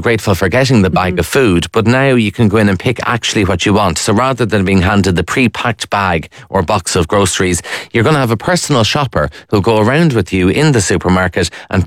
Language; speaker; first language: English; native; English